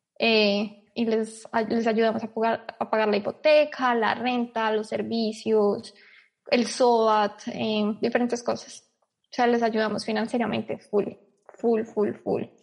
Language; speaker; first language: Spanish; native; Spanish